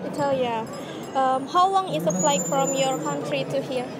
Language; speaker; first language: English; non-native, learner; Indonesian